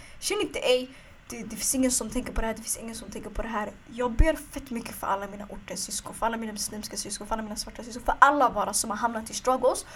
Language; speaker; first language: Swedish; early bilingual, other home language; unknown